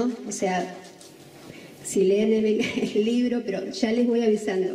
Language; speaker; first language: Spanish; native; Spanish